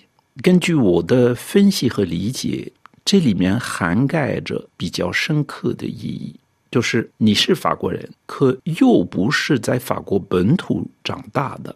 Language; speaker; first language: Chinese; non-native, fluent; French